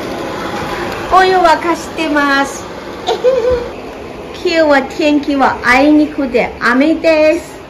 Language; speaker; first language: Japanese; non-native, learner; Chinese